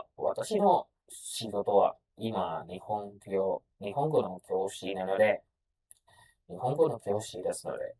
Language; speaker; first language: Japanese; non-native, learner; Indonesian